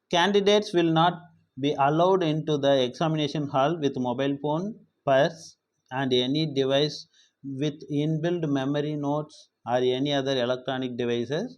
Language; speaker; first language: English; non-native, local second language; Tamil